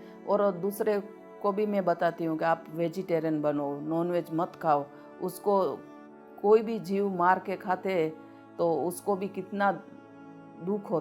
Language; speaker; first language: Hindi; non-native, local second language; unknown